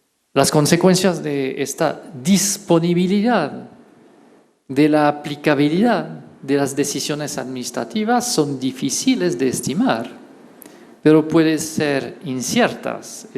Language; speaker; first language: Spanish; non-native, fluent; French